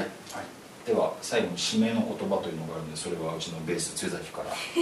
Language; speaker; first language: Japanese; native; Japanese